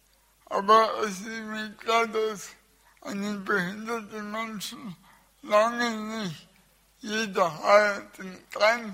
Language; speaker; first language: German; early bilingual, other home language; Russian